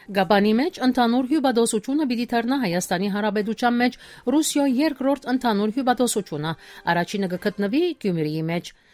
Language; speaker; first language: Armenian; early bilingual, heritage; Armenian